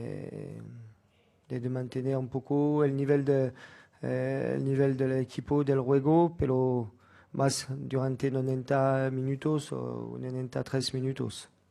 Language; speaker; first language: Spanish; non-native, fluent; French